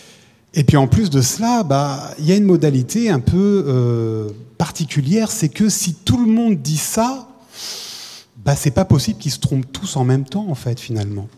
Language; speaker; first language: French; native; French